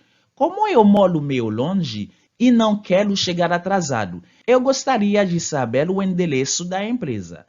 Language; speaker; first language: Portuguese; non-native, fluent; Haitian Creole